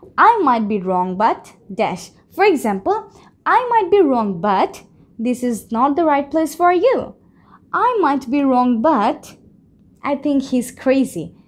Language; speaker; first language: English; non-native, local second language; Bangla